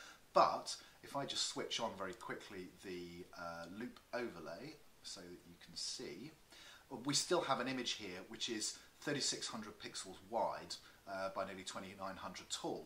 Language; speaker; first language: English; native; English